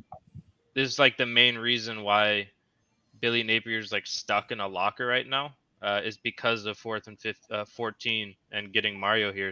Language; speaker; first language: English; native; English